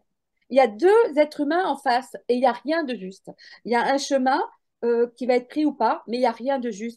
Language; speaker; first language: French; native; French